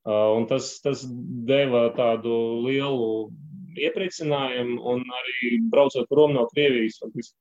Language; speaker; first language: Latvian; native; Latvian